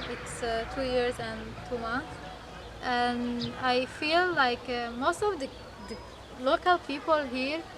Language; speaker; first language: English; non-native, fluent; Arabic